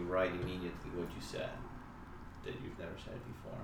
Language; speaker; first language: English; non-native, fluent; Polish